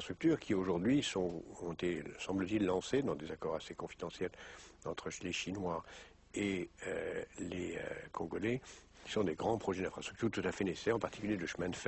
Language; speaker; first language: French; native; French